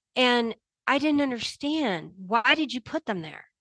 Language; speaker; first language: English; native; English